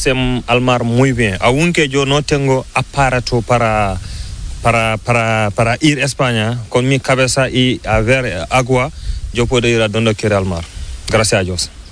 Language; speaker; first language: Spanish; non-native, learner; Fula